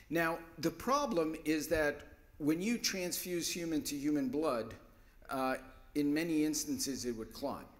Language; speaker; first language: English; native; English